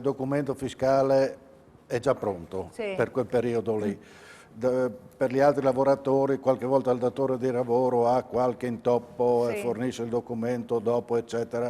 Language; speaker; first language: Italian; native; Italian